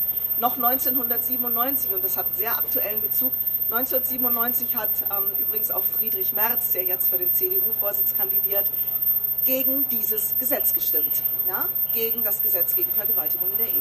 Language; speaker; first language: German; native; German